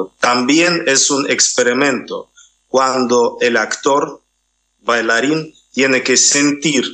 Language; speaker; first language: Spanish; non-native, fluent; Russian